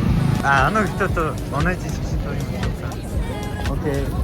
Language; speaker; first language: Japanese; non-native, learner; Mongolian